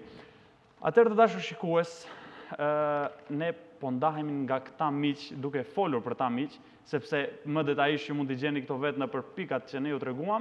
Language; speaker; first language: Albanian; native; Albanian